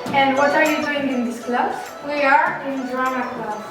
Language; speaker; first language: English; non-native, learner; Catalan